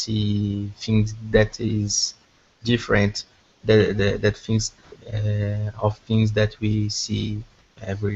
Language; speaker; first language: English; non-native, learner; Portuguese